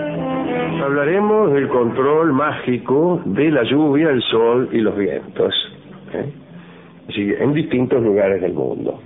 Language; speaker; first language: Spanish; native; Spanish